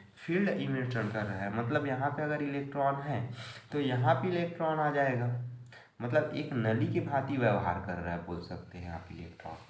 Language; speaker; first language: Hindi; native; Hindi